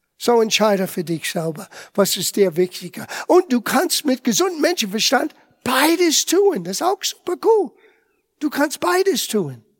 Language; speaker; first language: German; non-native, fluent; English